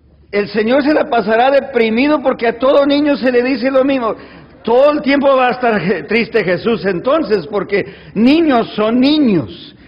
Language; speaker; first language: Spanish; native; Spanish